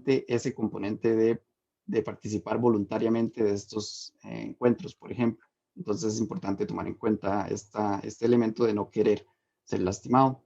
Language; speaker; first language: Spanish; native; Spanish